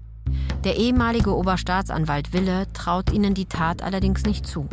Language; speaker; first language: German; native; German